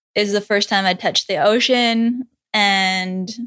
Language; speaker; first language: English; native; English